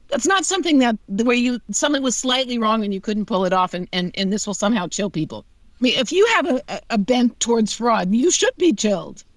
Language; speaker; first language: English; native; English